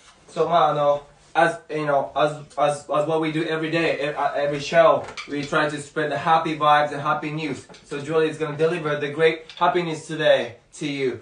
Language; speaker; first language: English; non-native, fluent; Japanese